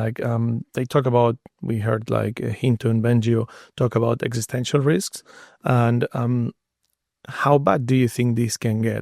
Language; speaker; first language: English; non-native, fluent; Spanish